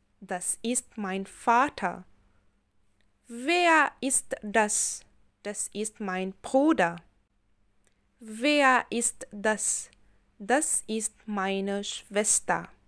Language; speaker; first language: German; non-native, fluent; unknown